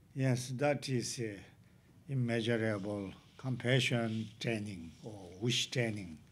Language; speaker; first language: English; non-native, learner; Tibetan